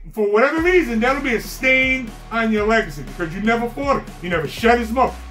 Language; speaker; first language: English; native; English